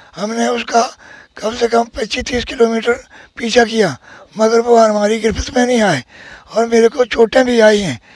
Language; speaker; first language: Hindi; native; Hindi